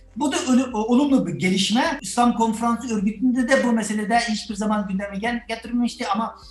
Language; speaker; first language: Turkish; non-native, fluent; Chinese